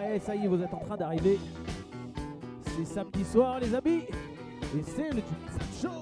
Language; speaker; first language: French; native; French